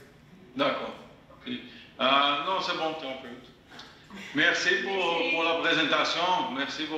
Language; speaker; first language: French; non-native, fluent; Portuguese